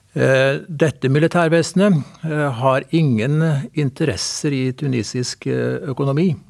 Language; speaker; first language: Norwegian; native; Norwegian